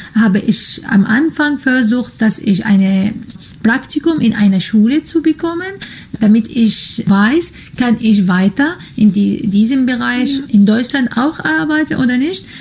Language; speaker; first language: German; non-native, learner; Arabic